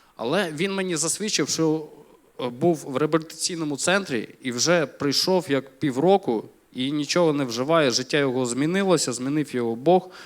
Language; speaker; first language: Ukrainian; non-native, local second language; Russian